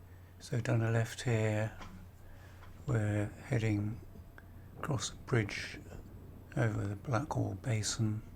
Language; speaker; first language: English; native; English